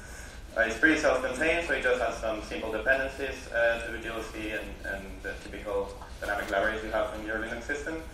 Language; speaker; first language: English; non-native, fluent; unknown